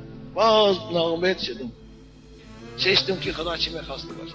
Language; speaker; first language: Persian; native; Persian